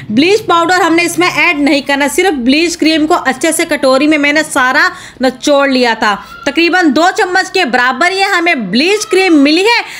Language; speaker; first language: Urdu; native; Urdu